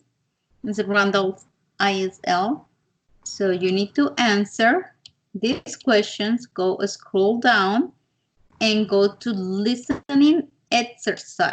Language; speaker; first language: English; non-native, learner; Spanish